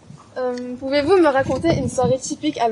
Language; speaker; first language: French; native; French